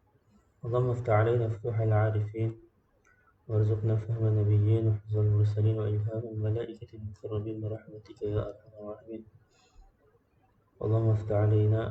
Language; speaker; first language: Arabic; non-native, fluent; Malay